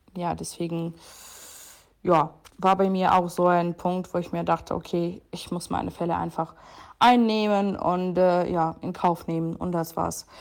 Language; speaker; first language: German; non-native, fluent; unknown